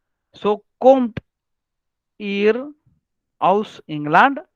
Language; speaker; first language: German; non-native, learner; Marathi